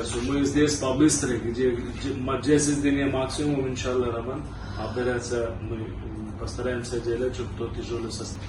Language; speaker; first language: Russian; non-native, learner; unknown